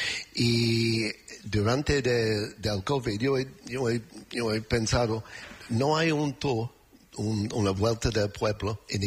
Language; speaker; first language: Spanish; non-native, learner; English